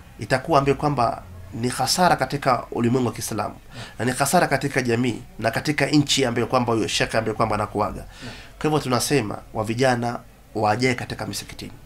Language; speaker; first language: Swahili; non-native, local second language; Somali